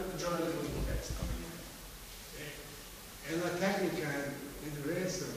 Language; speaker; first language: Italian; non-native, fluent; English